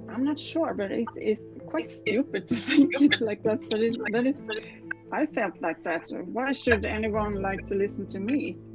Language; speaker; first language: English; non-native, fluent; Swedish